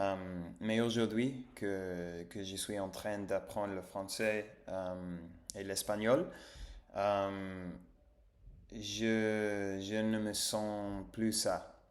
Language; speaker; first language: French; non-native, learner; English